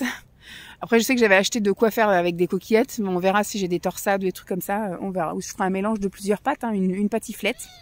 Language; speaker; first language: French; native; French